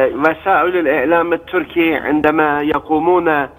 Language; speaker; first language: Arabic; non-native, fluent; Turkish